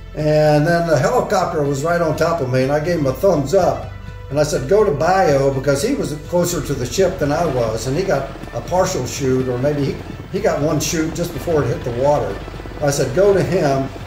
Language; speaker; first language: English; native; English